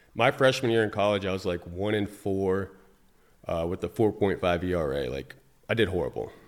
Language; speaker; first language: English; native; English